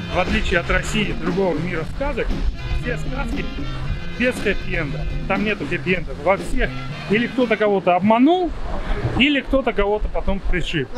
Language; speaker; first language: Russian; non-native, fluent; Georgian